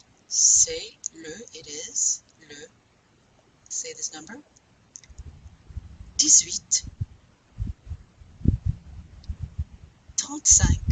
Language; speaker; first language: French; non-native, fluent; English